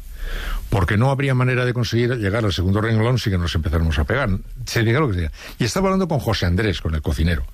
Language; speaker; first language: Spanish; native; Spanish